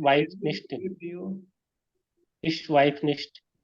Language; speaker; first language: German; non-native, learner; Hindi